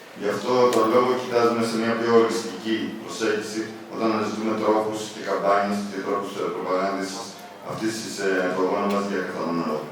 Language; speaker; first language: Greek; native; Greek